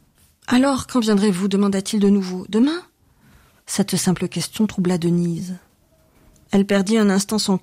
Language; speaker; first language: French; native; French